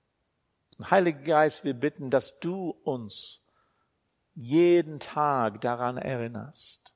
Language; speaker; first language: German; non-native, fluent; English